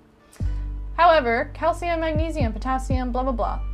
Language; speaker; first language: English; native; English